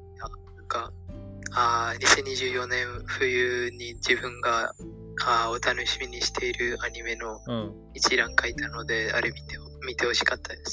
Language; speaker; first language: Japanese; non-native, learner; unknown